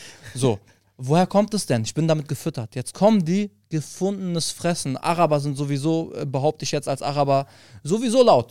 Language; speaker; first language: German; early bilingual, other home language; Arabic